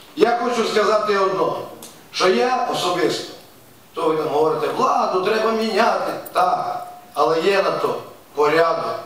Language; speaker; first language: Ukrainian; native; Ukrainian